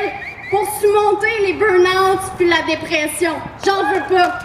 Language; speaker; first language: French; native; French